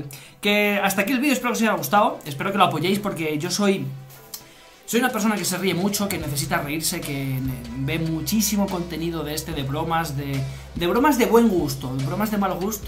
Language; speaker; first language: Spanish; native; Spanish